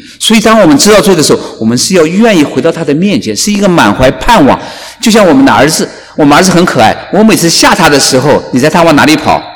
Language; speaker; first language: Chinese; native; Chinese